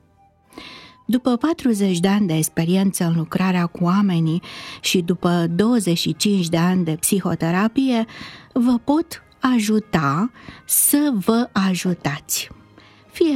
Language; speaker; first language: Romanian; native; Romanian